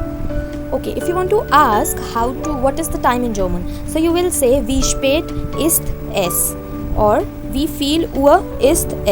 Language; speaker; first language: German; non-native, fluent; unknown